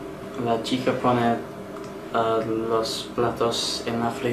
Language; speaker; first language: Spanish; non-native, learner; English